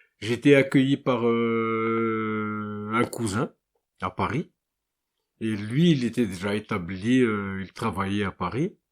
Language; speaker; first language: French; non-native, local second language; Malagasy